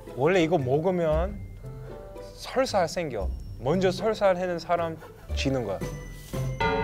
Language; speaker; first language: Korean; early bilingual, heritage; English